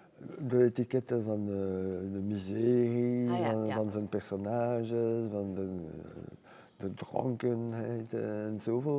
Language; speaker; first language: Dutch; non-native, local second language; French